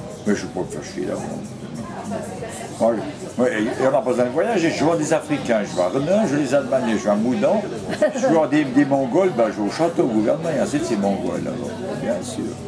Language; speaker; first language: French; native; French